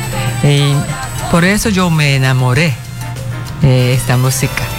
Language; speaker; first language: Spanish; non-native, learner; Japanese